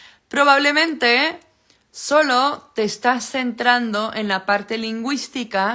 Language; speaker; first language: Spanish; non-native, fluent; Dutch